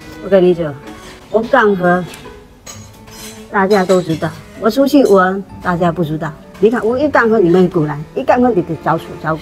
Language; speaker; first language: Chinese; native; Chinese